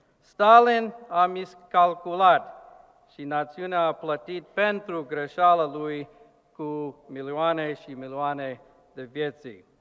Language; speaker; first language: Romanian; non-native, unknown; English